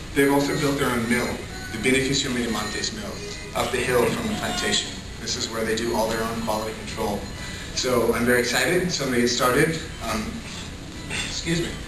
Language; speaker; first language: English; native; English